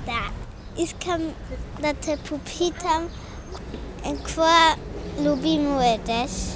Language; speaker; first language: Bulgarian; early bilingual, heritage; Bulgarian